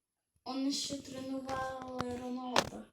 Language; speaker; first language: Czech; non-native, learner; Ukrainian